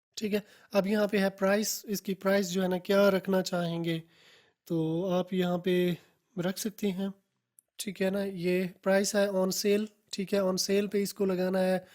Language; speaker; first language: Urdu; non-native, local second language; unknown